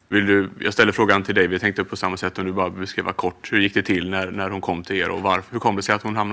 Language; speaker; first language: Swedish; native; Swedish